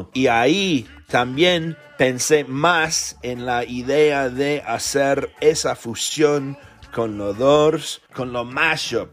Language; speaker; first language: Spanish; non-native, fluent; English